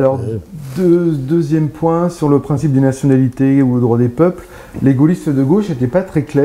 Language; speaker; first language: French; native; French